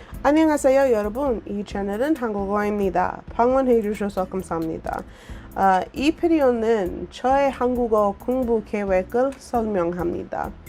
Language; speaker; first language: Korean; non-native, learner; English